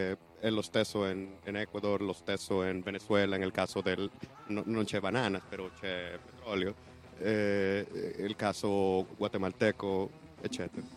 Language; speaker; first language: Italian; non-native, learner; Spanish